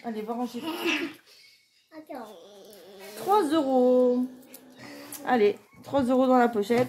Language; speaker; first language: French; native; French